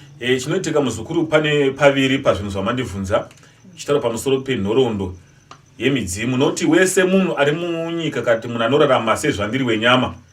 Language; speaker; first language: Shona; non-native, local second language; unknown